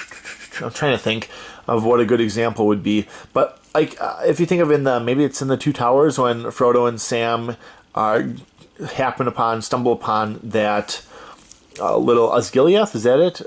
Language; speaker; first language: English; native; English